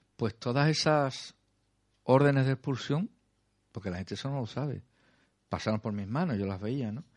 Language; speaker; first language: Spanish; native; Spanish